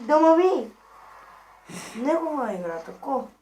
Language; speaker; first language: Bulgarian; native; Bulgarian